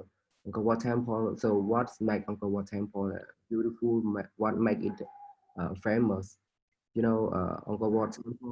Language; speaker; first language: English; non-native, fluent; Khmer